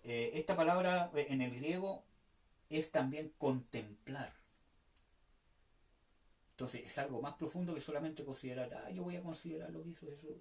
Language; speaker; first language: Spanish; native; Spanish